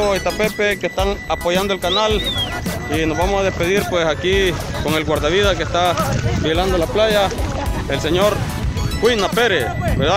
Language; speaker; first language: Spanish; native; Spanish